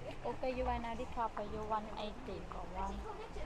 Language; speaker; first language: English; non-native, learner; Vietnamese